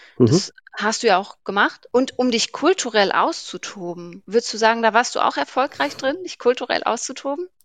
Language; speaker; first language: German; native; German